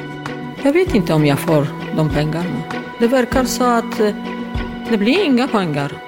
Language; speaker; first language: Swedish; non-native, fluent; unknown